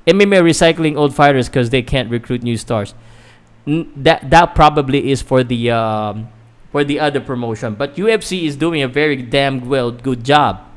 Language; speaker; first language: English; non-native, local second language; Filipino